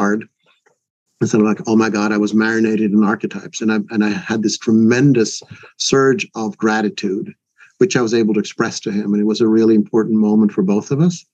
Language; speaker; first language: English; non-native, fluent; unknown